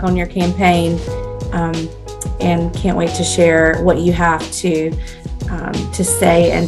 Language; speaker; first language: English; native; English